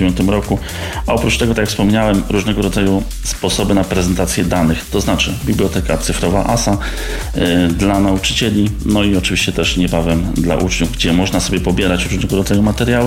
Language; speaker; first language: Polish; native; Polish